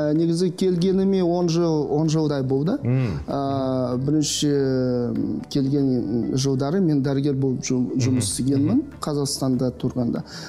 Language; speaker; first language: Kazakh; non-native, fluent; Russian